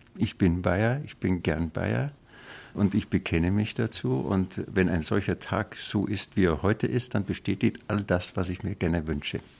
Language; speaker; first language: German; native; German